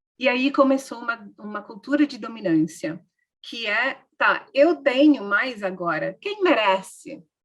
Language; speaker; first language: Portuguese; non-native, fluent; English